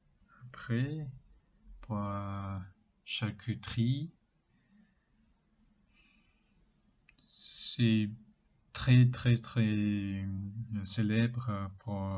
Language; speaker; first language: French; non-native, learner; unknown